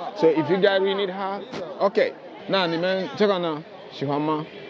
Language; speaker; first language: English; non-native, local second language; Igbo